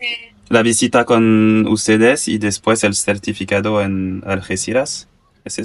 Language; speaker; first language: Spanish; non-native, learner; French